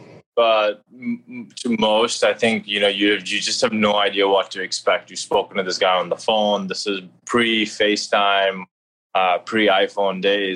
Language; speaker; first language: English; non-native, local second language; Hindi